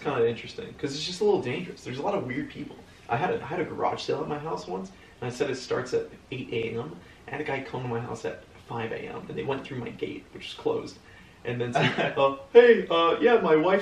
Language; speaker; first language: English; native; English